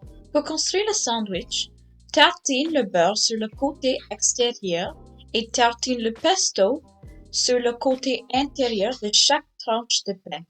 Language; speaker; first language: French; non-native, learner; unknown